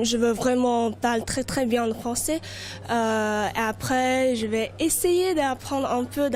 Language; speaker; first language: French; non-native, learner; Chinese